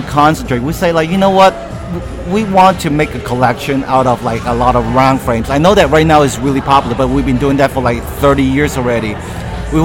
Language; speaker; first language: English; non-native, local second language; Cantonese